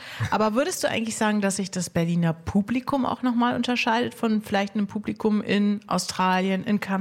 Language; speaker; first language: German; native; German